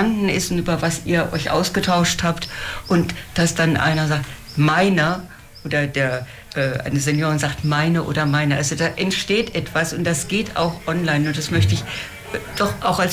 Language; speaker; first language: German; native; German